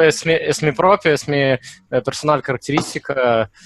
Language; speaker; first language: Spanish; non-native, learner; Russian